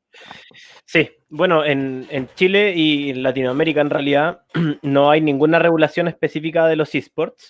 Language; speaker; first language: Spanish; native; Spanish